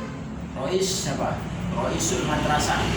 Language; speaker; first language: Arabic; non-native, fluent; Indonesian